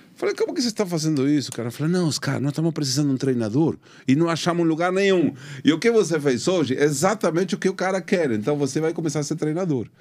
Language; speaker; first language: Portuguese; non-native, fluent; Spanish